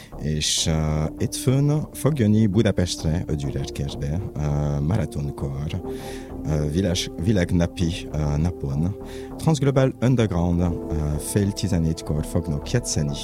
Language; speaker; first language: Hungarian; non-native, learner; French